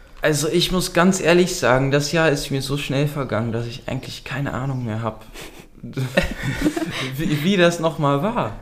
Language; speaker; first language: German; early bilingual, other home language; Dutch